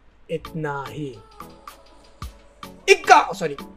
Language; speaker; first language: Hindi; native; Hindi